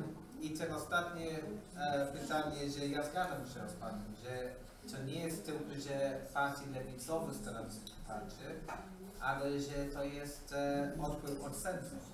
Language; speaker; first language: Polish; non-native, learner; English